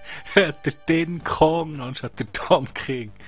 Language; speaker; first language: German; native; German